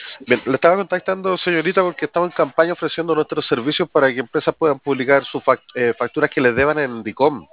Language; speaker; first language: Spanish; native; Spanish